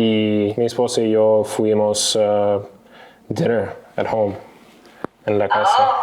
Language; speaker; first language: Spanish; non-native, learner; English